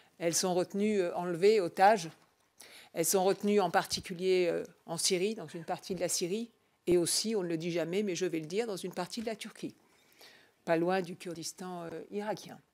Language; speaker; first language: French; native; French